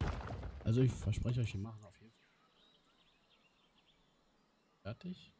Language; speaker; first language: German; native; German